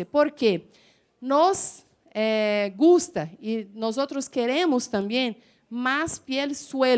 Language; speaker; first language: Spanish; non-native, fluent; Portuguese